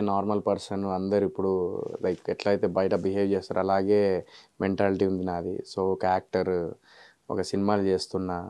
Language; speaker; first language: Telugu; native; Telugu